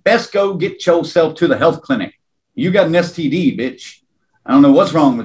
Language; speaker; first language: English; native; English